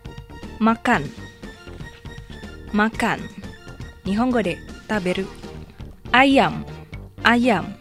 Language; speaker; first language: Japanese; non-native, fluent; Indonesian